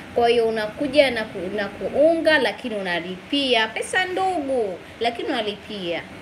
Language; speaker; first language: Swahili; native; Swahili